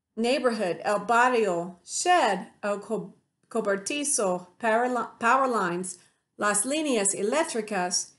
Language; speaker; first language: Spanish; non-native, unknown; English